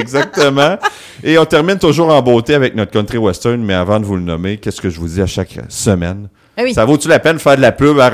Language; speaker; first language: French; native; French